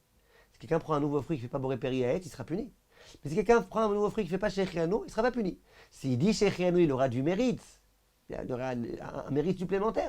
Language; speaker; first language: French; native; French